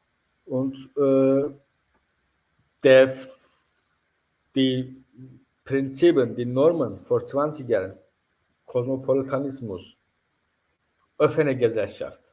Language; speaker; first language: German; non-native, fluent; Turkish